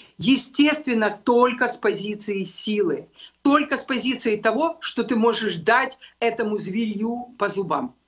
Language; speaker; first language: Russian; non-native, local second language; Ukrainian